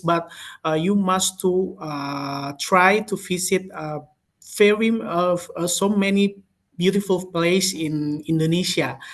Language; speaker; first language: English; non-native, learner; Indonesian